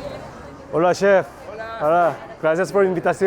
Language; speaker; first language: Spanish; non-native, fluent; Korean